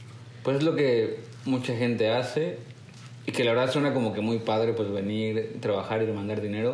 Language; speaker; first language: Spanish; native; Spanish